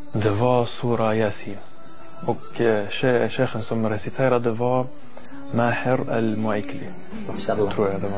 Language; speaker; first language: Swedish; non-native, learner; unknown